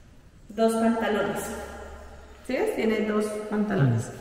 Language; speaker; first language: Spanish; native; Spanish